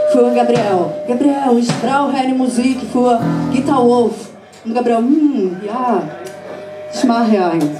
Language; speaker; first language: German; non-native, learner; Portuguese